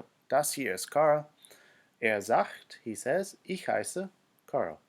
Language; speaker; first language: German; non-native, fluent; English